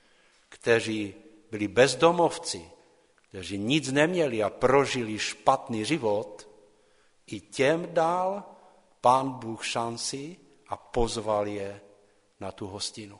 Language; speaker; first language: Czech; non-native, local second language; Polish